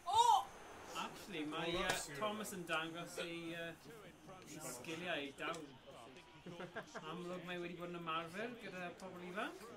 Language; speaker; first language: Welsh; native; Welsh